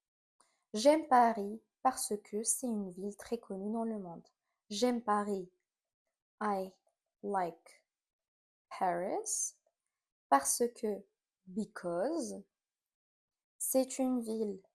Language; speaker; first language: French; non-native, fluent; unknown